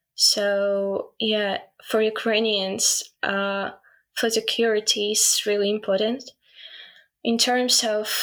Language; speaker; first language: English; non-native, fluent; Ukrainian